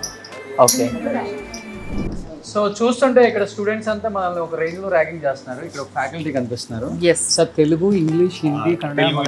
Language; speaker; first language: Telugu; native; Telugu